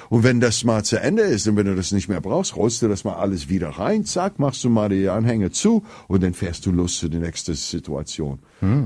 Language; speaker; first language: German; non-native, fluent; English